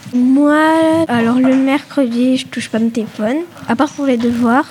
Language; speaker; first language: French; native; French